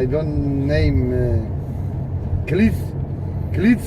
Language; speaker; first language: English; non-native, learner; Kurdish